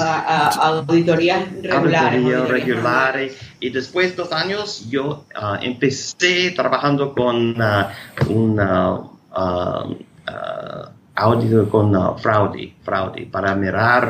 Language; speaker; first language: Spanish; non-native, learner; English